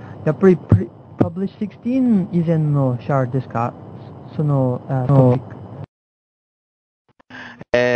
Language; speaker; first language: Japanese; non-native, fluent; English